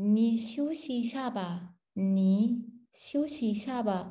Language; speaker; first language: Chinese; non-native, learner; Turkish